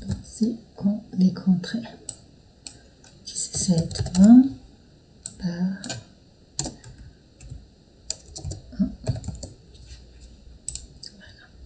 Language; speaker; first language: French; non-native, fluent; Portuguese